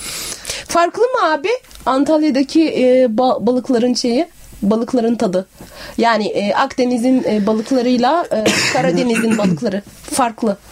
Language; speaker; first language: Turkish; non-native, fluent; Arabic